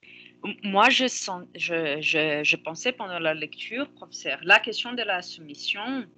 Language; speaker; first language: French; non-native, fluent; Portuguese